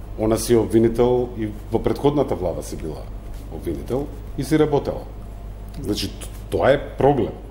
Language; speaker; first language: Macedonian; native; Macedonian